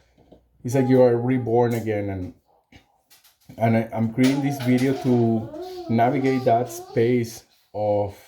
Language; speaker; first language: English; non-native, fluent; Spanish